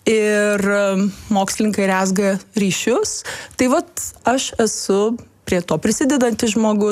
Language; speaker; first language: Lithuanian; native; Lithuanian